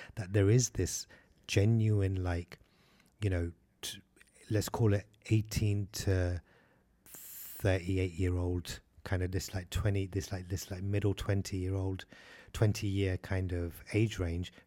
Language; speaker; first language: English; early bilingual, other home language; Hindi